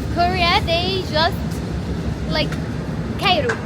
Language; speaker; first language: English; non-native, learner; Arabic